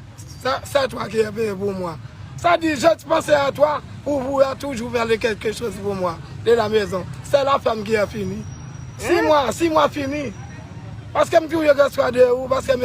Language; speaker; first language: French; non-native, learner; Haitian Creole